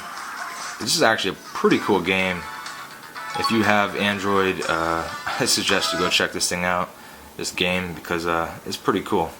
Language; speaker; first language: English; native; English